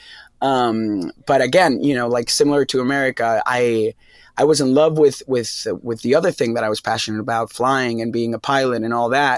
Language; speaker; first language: English; non-native, fluent; Spanish